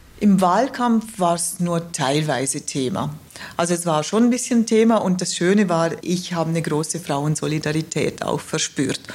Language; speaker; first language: German; native; German